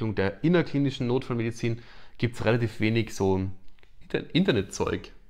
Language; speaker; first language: German; native; German